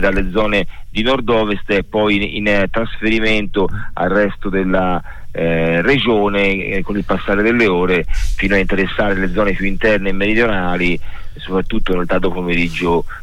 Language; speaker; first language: Italian; native; Italian